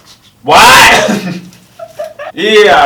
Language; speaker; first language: Indonesian; non-native, learner; English